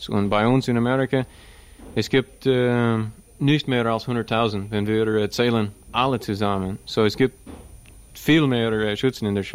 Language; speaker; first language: German; non-native, learner; English